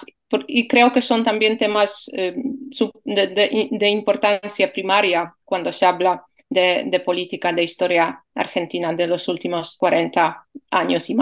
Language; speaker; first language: Spanish; non-native, fluent; Polish